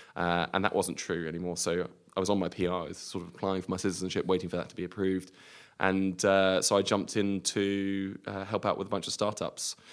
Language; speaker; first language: English; native; English